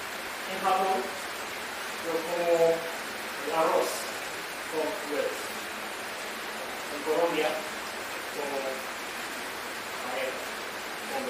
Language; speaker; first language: Spanish; non-native, learner; Japanese